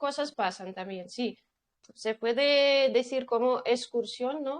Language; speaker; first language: Spanish; non-native, fluent; Russian